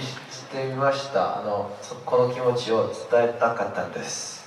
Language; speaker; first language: Japanese; non-native, fluent; Korean